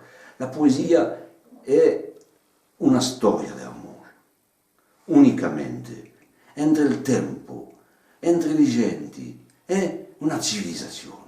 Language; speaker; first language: Italian; non-native, learner; French